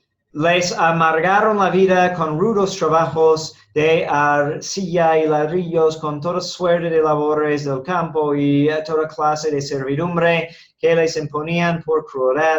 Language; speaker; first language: Spanish; non-native, fluent; English